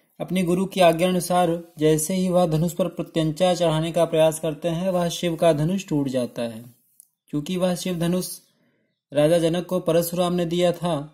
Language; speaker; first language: Hindi; native; Hindi